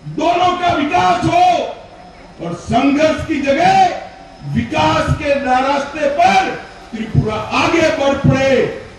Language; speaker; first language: Hindi; non-native, local second language; Gujarati